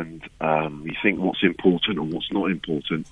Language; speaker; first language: English; native; English